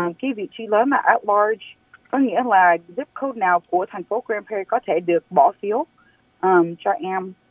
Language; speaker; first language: Vietnamese; early bilingual, heritage; Vietnamese